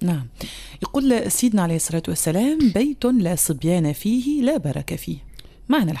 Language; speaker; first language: Arabic; native; Arabic